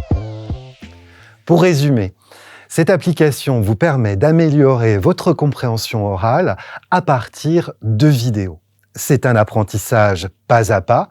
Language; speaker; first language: French; native; French